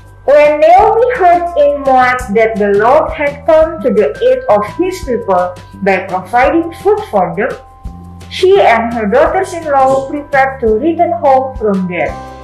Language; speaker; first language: English; non-native, fluent; Indonesian